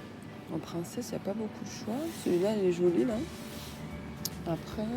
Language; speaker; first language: French; native; French